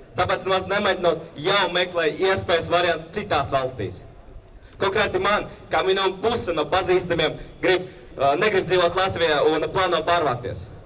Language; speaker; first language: Latvian; non-native, local second language; Russian